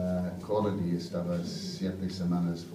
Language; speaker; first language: Spanish; non-native, fluent; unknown